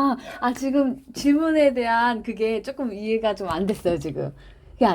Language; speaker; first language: Korean; native; Korean